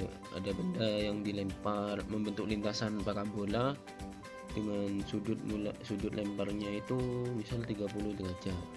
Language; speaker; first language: Indonesian; native; Indonesian